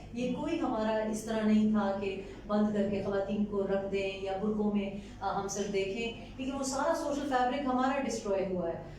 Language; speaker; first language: Urdu; non-native, local second language; Pashto